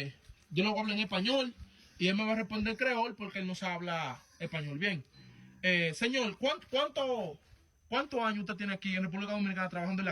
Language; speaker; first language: Spanish; native; Spanish